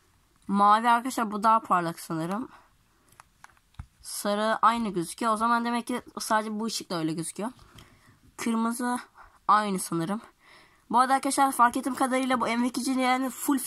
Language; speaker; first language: Turkish; native; Turkish